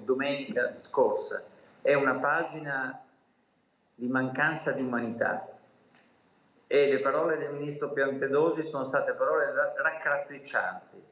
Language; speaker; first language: Italian; native; Italian